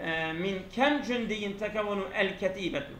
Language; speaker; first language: Arabic; non-native, fluent; Turkish